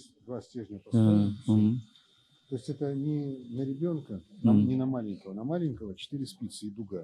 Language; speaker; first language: Russian; native; Russian